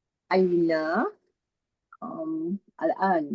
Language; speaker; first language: Arabic; non-native, learner; Malay